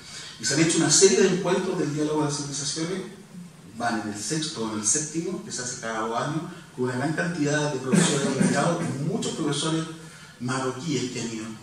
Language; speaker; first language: Spanish; native; Spanish